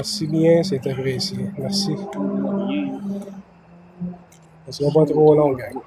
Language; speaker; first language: French; native; French